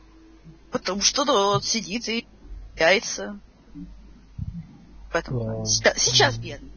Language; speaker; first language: Russian; native; Russian